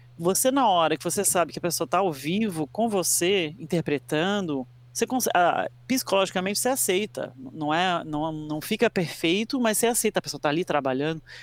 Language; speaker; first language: Portuguese; early bilingual, other home language; English